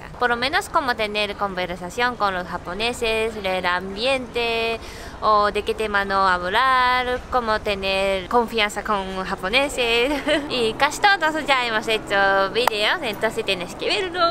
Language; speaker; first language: Spanish; non-native, learner; Japanese